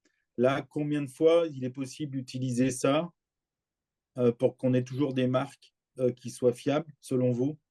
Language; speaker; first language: French; native; French